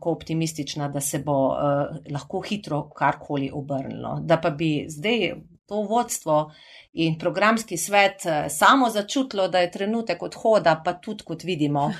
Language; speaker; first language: Slovenian; native; Slovenian